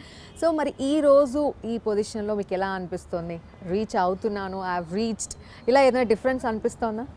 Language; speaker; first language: Telugu; native; Telugu